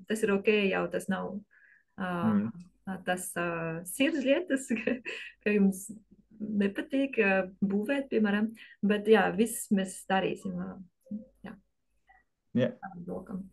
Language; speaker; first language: Latvian; non-native, learner; French